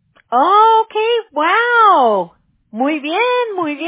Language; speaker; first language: Spanish; early bilingual, heritage; Spanish